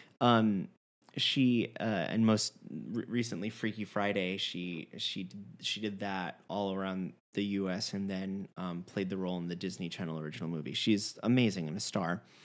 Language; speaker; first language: English; native; English